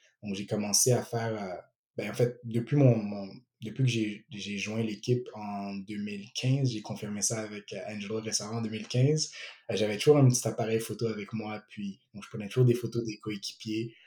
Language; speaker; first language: French; early bilingual, other home language; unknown